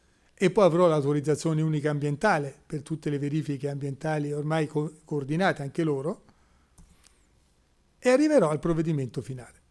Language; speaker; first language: Italian; native; Italian